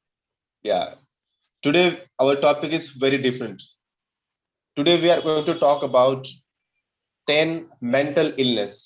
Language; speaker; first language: English; non-native, fluent; Hindi